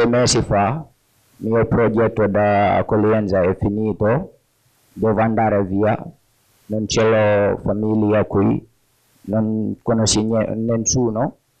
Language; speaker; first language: Italian; non-native, learner; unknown